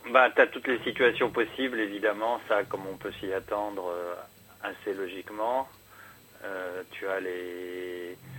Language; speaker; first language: French; native; French